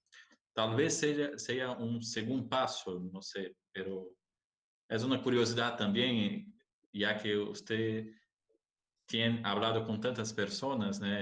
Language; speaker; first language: Spanish; non-native, learner; Portuguese